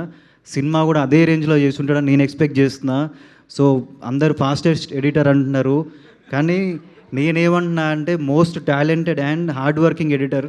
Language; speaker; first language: Telugu; native; Telugu